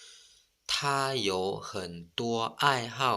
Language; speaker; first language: Chinese; non-native, fluent; Lao